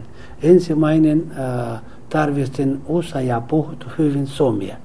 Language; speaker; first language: Finnish; non-native, learner; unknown